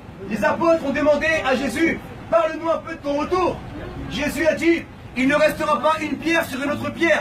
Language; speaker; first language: French; native; French